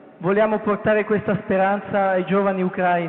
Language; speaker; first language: Italian; non-native, fluent; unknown